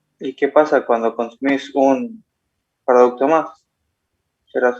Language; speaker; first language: Spanish; native; Spanish